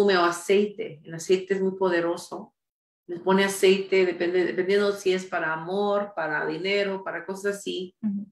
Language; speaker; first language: Spanish; early bilingual, heritage; Spanish